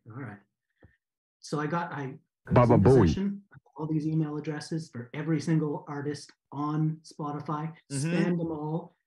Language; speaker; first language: English; native; English